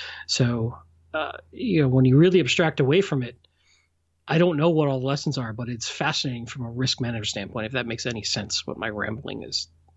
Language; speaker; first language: English; native; English